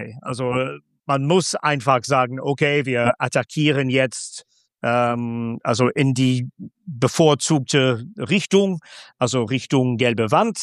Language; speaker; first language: German; non-native, fluent; English